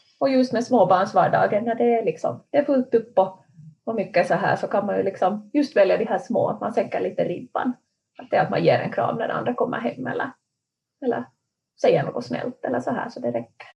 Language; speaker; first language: Swedish; native; Swedish